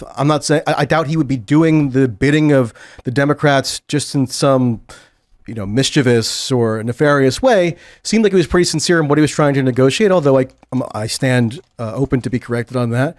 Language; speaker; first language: English; native; English